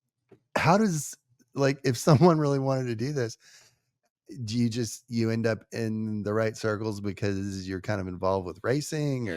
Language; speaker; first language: English; native; English